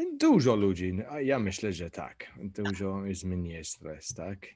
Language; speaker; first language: Polish; non-native, learner; English